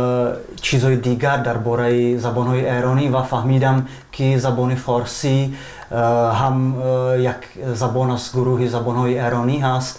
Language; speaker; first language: Persian; non-native, fluent; Czech